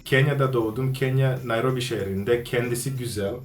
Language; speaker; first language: Turkish; non-native, fluent; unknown